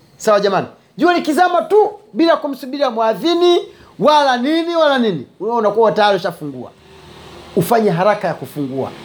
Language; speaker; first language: Swahili; native; Swahili